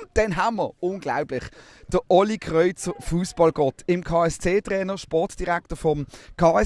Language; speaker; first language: German; native; German